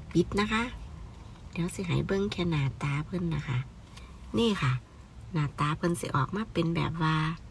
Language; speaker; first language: Thai; native; Thai